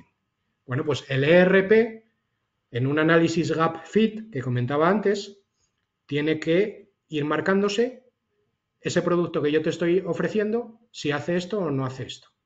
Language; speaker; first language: Spanish; native; Spanish